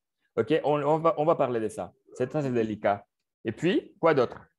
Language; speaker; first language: French; non-native, fluent; Spanish